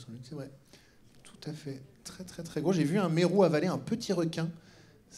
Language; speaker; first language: French; native; French